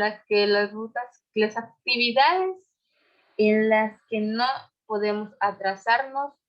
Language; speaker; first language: Spanish; native; Spanish